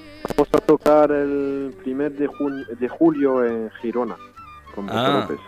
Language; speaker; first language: Spanish; early bilingual, heritage; French